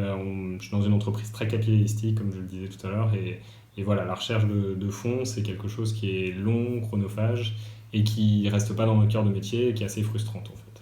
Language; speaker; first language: French; native; French